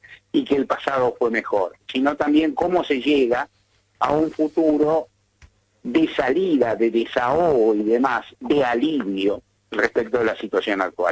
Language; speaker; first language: Spanish; native; Spanish